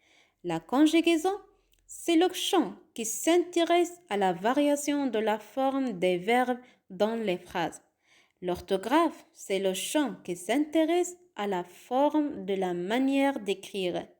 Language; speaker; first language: French; non-native, fluent; Arabic